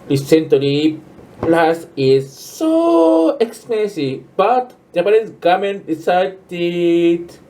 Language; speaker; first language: English; non-native, learner; Japanese